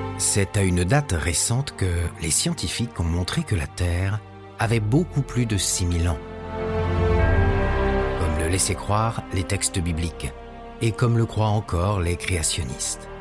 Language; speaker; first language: French; native; French